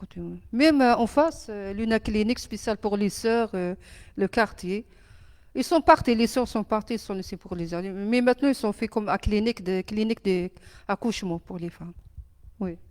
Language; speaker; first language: French; non-native, learner; Arabic